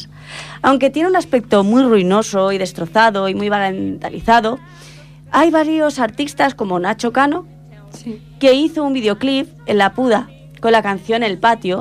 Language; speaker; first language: Spanish; native; Spanish